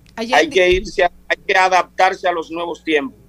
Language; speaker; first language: Spanish; native; Spanish